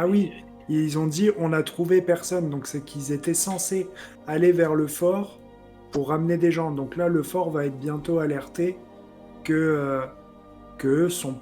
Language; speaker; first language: French; native; French